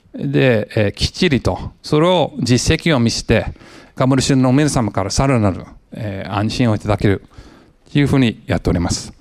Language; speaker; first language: Japanese; non-native, fluent; English